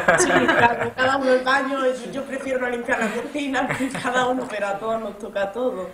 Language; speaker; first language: Spanish; native; Spanish